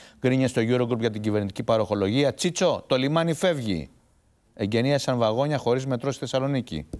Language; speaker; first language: Greek; native; Greek